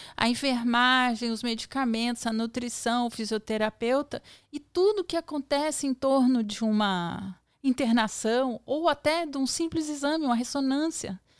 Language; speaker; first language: Portuguese; native; Portuguese